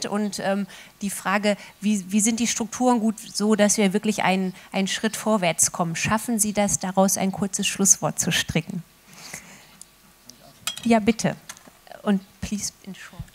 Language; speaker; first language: German; native; German